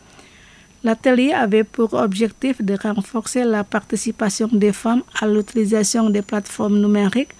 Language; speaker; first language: French; non-native, fluent; Indonesian